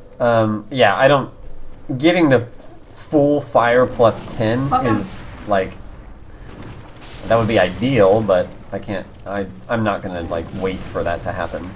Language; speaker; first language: English; native; English